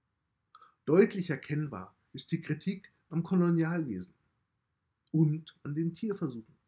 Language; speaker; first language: German; native; German